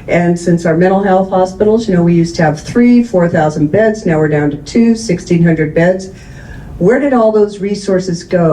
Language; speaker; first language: English; native; English